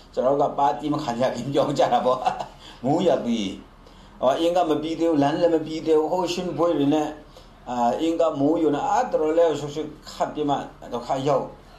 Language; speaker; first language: Burmese; non-native, local second language; Kachin